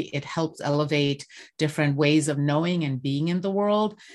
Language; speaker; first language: English; non-native, local second language; Bangla